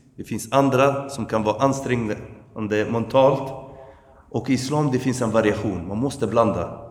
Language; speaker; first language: Swedish; early bilingual, other home language; Arabic